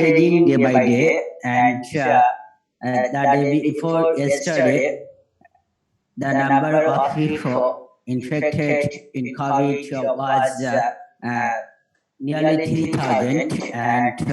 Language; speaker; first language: English; non-native, learner; Bangla